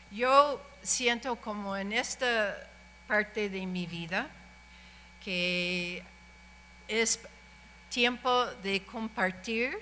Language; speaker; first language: Spanish; non-native, fluent; English